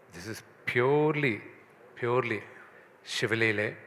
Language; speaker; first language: Telugu; native; Telugu